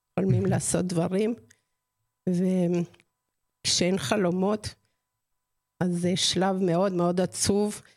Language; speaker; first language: Hebrew; non-native, fluent; Spanish